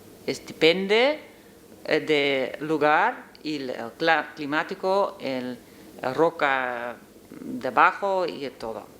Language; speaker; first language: Spanish; non-native, learner; Dutch